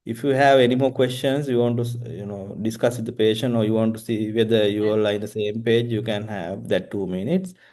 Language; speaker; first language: English; non-native, local second language; Sinhala